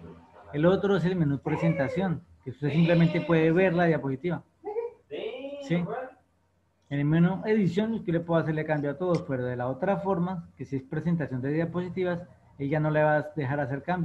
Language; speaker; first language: Spanish; native; Spanish